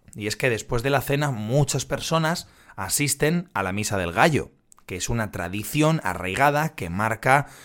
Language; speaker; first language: Spanish; native; Spanish